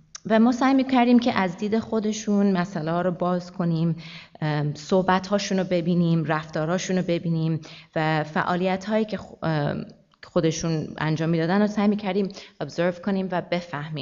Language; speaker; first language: Persian; early bilingual, heritage; Persian